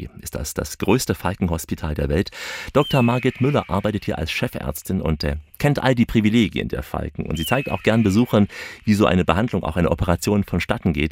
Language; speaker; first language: German; native; German